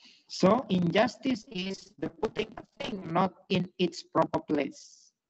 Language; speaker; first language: English; non-native, fluent; Indonesian